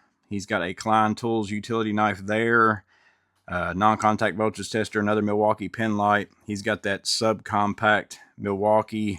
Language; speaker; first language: English; native; English